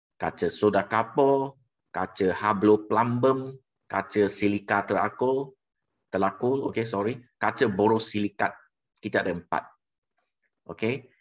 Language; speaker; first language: Malay; non-native, local second language; Chinese